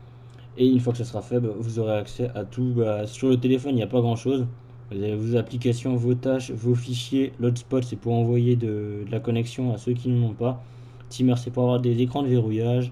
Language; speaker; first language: French; native; French